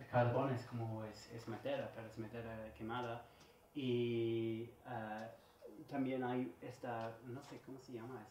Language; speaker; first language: Spanish; non-native, learner; English